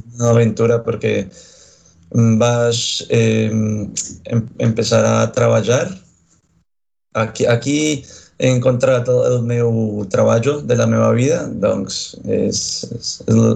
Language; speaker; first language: Catalan; non-native, learner; Spanish